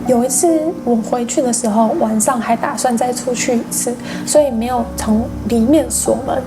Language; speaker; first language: Chinese; non-native, fluent; English